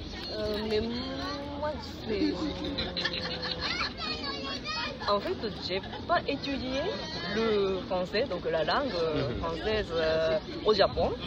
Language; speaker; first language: French; non-native, fluent; Japanese